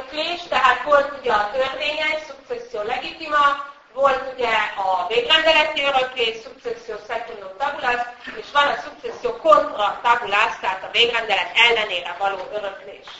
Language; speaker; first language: Hungarian; native; Hungarian